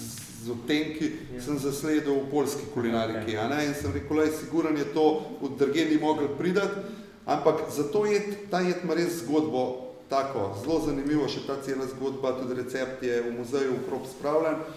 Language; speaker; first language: Slovenian; native; Slovenian